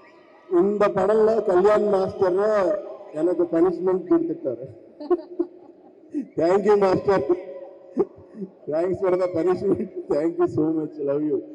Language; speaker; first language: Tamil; non-native, learner; Telugu